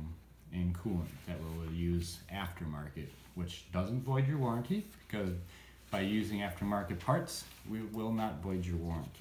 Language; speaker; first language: English; native; English